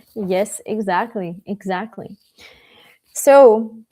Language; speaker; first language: English; non-native, fluent; Czech